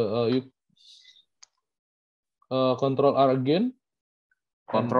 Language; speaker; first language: English; non-native, learner; Indonesian